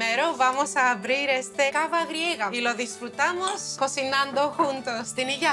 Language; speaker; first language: Spanish; non-native, fluent; Greek